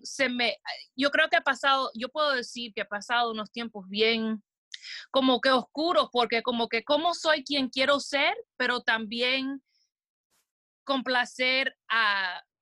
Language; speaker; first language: Spanish; early bilingual, heritage; Spanish